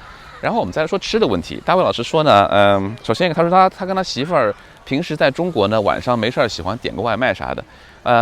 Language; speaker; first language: Chinese; native; Chinese